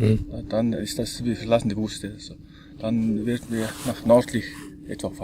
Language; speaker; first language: German; non-native, learner; Mongolian